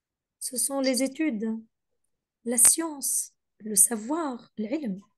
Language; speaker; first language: French; non-native, fluent; Arabic